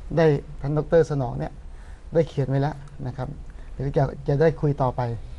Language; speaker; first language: Thai; non-native, local second language; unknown